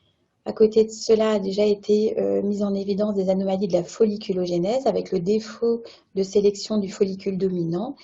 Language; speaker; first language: French; native; French